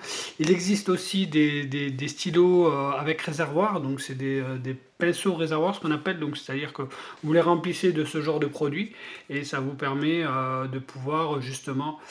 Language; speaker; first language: French; native; French